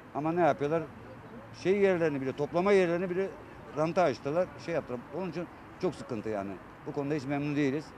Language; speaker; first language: Turkish; native; Turkish